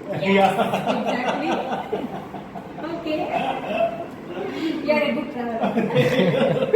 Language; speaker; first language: English; non-native, local second language; Tamil